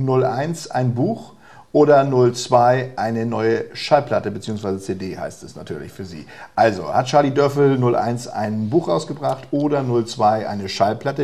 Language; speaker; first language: German; native; German